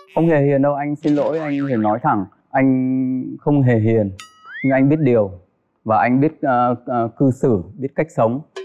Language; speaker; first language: Vietnamese; native; Vietnamese